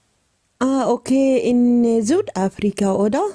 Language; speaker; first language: German; non-native, learner; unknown